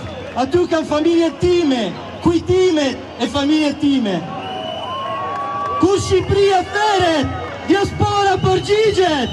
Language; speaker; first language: Albanian; early bilingual, heritage; Italian